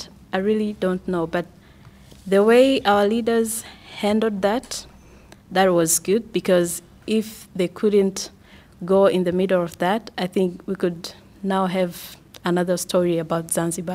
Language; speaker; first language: English; non-native, local second language; Swahili